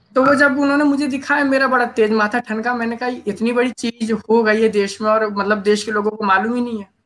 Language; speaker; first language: Hindi; native; Hindi